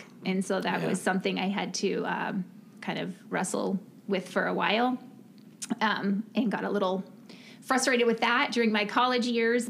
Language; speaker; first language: English; native; English